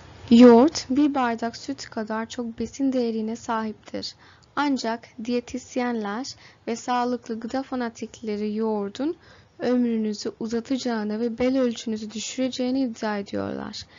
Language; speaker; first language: Turkish; non-native, learner; Bangla